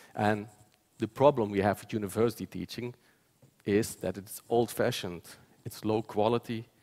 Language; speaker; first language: English; non-native, fluent; Dutch